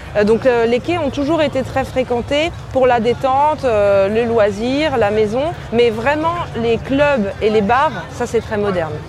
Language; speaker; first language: French; native; French